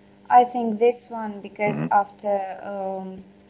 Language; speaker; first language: English; non-native, learner; Russian